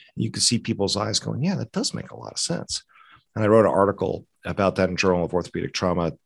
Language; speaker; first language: English; native; English